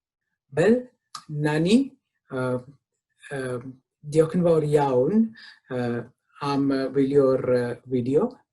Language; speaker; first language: Welsh; non-native, fluent; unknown